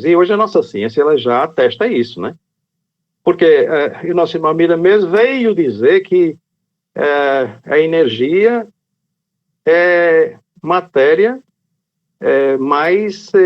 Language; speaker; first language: Portuguese; native; Portuguese